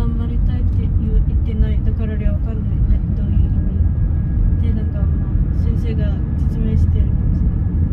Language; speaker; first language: Japanese; non-native, learner; Indonesian